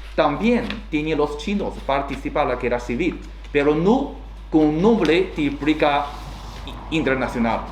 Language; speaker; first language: Spanish; non-native, learner; Chinese